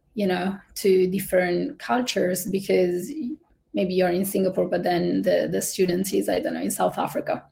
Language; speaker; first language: English; non-native, fluent; Italian